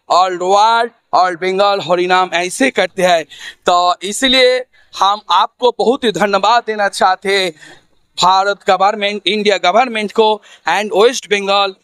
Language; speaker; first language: Hindi; non-native, fluent; Bangla